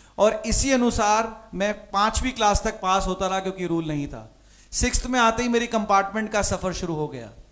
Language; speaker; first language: Hindi; non-native, local second language; Punjabi